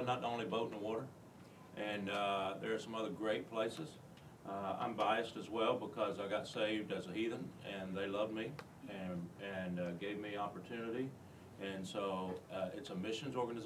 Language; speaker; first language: English; native; English